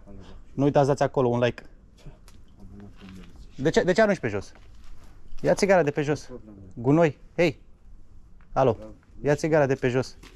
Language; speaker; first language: Romanian; native; Romanian